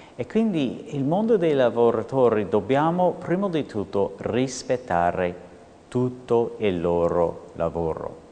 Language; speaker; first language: Italian; non-native, fluent; English